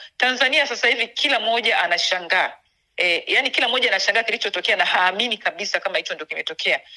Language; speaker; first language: Swahili; native; Swahili